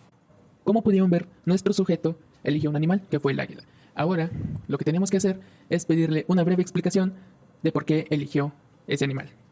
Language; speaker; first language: Spanish; native; Spanish